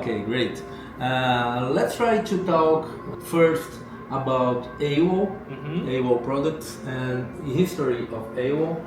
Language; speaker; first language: English; non-native, learner; Portuguese